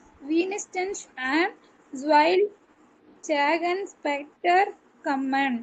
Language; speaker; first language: German; non-native, learner; Tamil